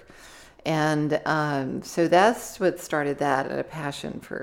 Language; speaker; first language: English; native; English